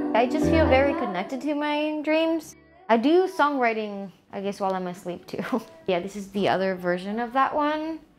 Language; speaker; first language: English; early bilingual, other home language; Spanish